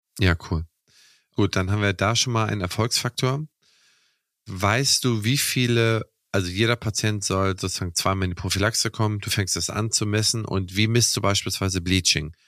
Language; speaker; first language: German; native; German